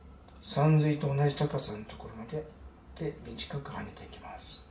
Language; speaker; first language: Japanese; native; Japanese